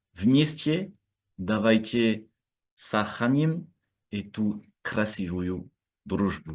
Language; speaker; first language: Russian; non-native, learner; French